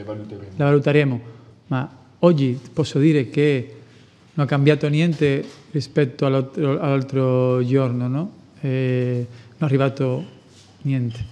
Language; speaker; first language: Italian; non-native, fluent; Spanish